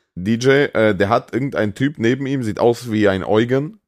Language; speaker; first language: German; native; German